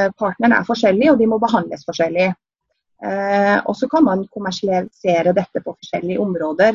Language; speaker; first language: Norwegian; native; Norwegian